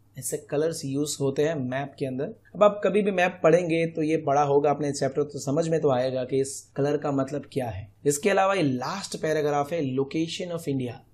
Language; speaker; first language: Hindi; non-native, local second language; Gujarati